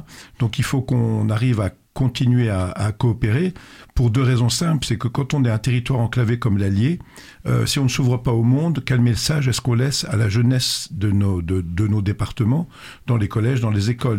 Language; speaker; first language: French; native; French